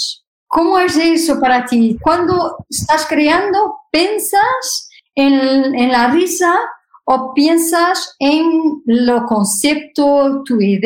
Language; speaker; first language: Spanish; non-native, fluent; Portuguese